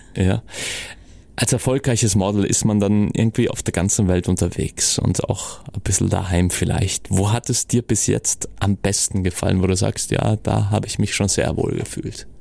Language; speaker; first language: German; native; German